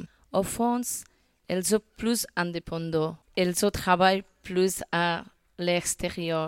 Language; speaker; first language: French; non-native, learner; Bangla